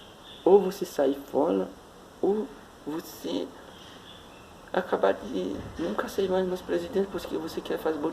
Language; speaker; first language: Portuguese; non-native, fluent; Haitian Creole